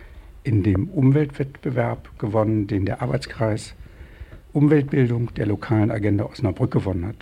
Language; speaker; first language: German; native; German